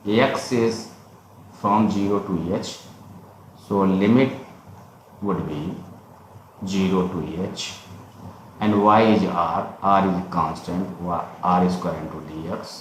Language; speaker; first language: English; non-native, local second language; Hindi